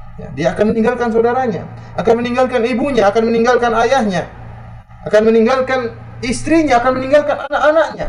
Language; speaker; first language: Indonesian; native; Indonesian